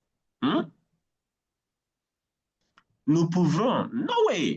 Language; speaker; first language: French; non-native, fluent; English